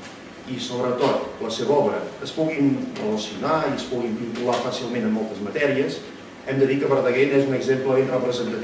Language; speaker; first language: Catalan; native; Catalan